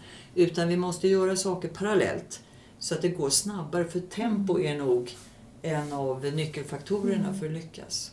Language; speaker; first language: Swedish; native; Swedish